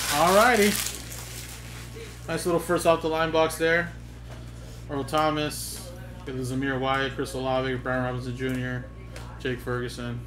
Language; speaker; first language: English; native; English